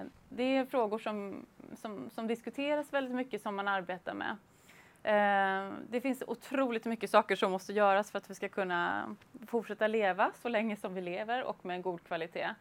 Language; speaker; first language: Swedish; native; Swedish